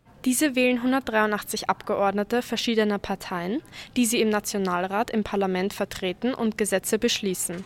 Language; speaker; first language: German; native; German